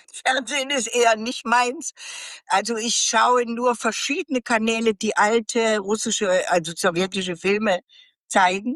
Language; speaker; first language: German; native; German